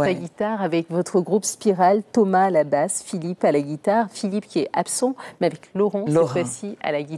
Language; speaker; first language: French; native; French